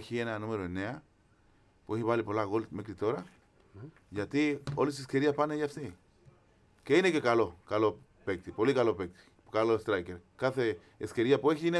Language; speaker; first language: Greek; non-native, fluent; Spanish